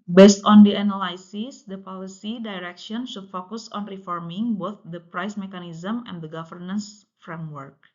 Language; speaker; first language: English; non-native, local second language; Indonesian